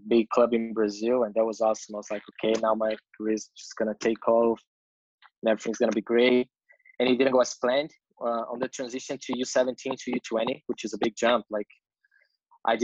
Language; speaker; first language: English; non-native, fluent; Portuguese